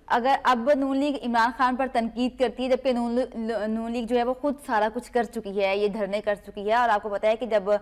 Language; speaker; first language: Urdu; native; Urdu